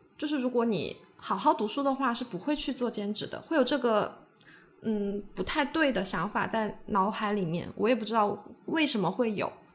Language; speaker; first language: Chinese; native; Chinese